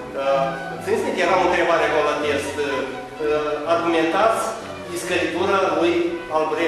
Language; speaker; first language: Romanian; native; Romanian